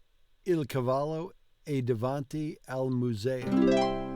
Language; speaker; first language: Italian; non-native, learner; English